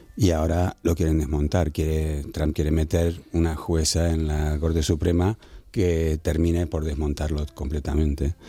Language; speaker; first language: Spanish; native; Spanish